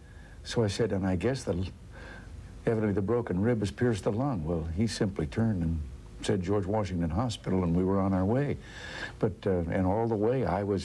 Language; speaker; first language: English; native; English